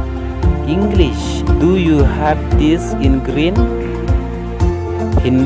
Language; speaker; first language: English; non-native, learner; Khasi